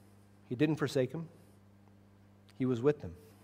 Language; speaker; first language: English; native; English